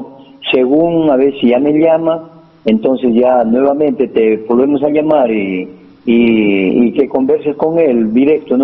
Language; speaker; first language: Spanish; native; Spanish